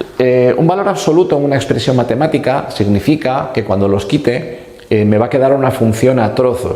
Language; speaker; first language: Spanish; native; Spanish